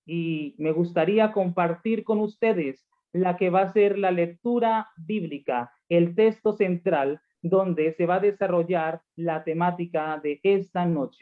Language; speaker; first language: Spanish; native; Spanish